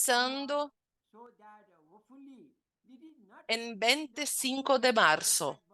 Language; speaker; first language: Spanish; non-native, fluent; Portuguese